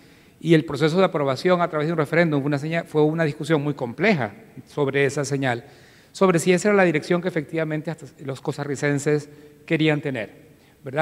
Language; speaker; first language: Spanish; native; Spanish